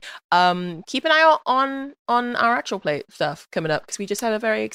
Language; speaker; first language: English; native; English